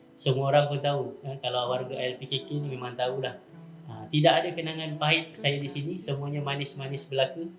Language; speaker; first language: Malay; native; Malay